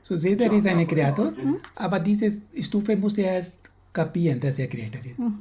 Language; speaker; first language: German; non-native, learner; Hindi